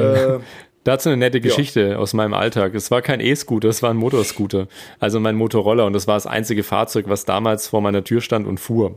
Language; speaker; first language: German; native; German